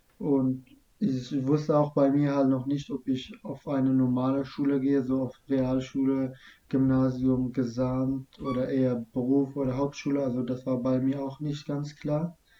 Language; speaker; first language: German; non-native, fluent; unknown